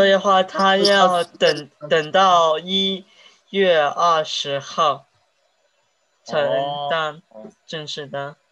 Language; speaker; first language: Chinese; early bilingual, heritage; Chinese